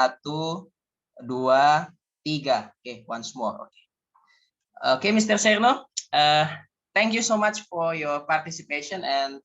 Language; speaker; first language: English; non-native, learner; Indonesian